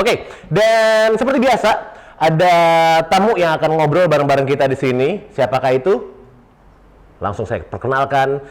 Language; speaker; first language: Indonesian; native; Indonesian